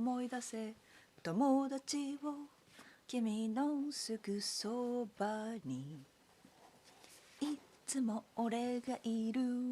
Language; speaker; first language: Japanese; native; Japanese